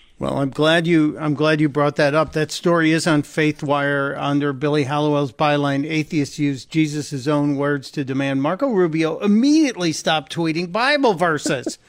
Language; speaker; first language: English; native; English